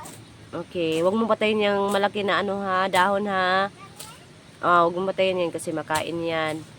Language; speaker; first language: Filipino; non-native, local second language; Cebuano